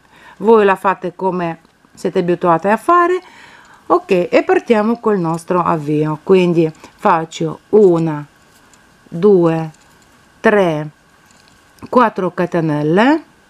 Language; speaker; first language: Italian; non-native, fluent; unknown